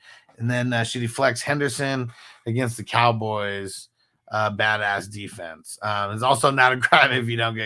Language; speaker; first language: English; native; English